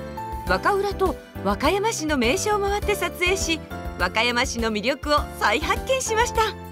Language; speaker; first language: Japanese; native; Japanese